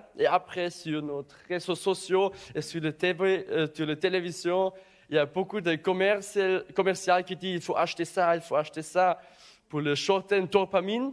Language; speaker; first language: French; non-native, learner; German